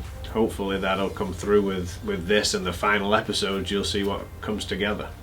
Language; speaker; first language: English; native; English